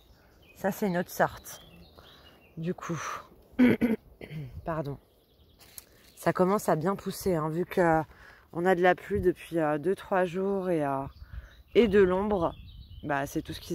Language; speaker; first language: French; native; French